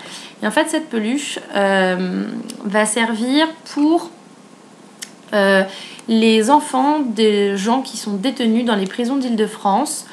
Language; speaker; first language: French; native; French